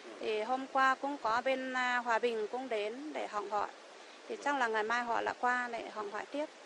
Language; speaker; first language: Vietnamese; non-native, local second language; Iu Mien